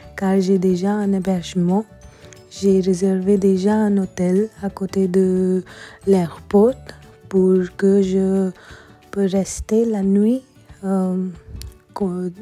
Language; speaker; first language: French; non-native, learner; Hindi